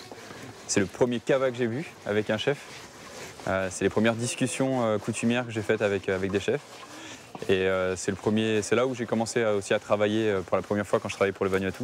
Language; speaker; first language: French; native; French